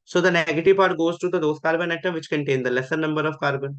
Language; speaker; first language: English; non-native, local second language; Hindi